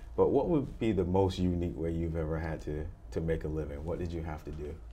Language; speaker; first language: English; native; English